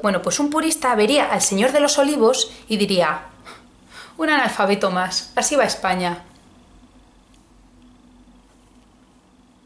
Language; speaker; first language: Spanish; native; Spanish